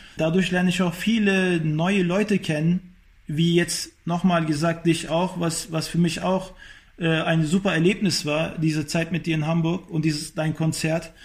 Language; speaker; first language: German; early bilingual, other home language; Turkish